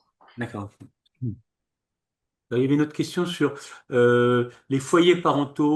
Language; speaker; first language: French; native; French